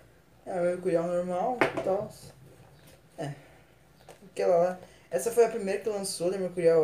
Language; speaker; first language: Portuguese; native; Portuguese